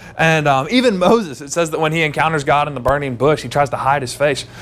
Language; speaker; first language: English; native; English